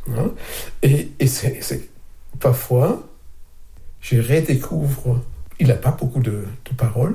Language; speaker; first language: French; non-native, fluent; German